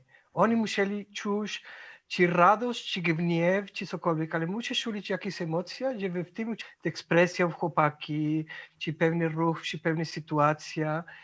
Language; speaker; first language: Polish; non-native, fluent; Spanish